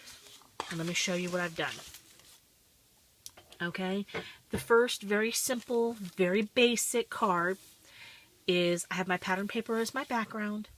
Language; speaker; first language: English; native; English